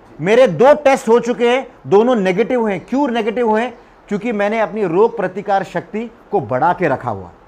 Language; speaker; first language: Hindi; non-native, local second language; Marathi